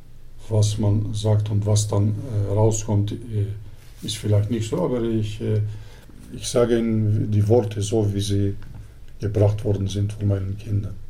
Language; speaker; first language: German; early bilingual, other home language; Turkish